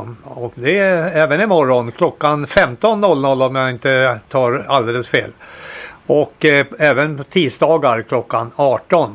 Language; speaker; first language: Swedish; native; Swedish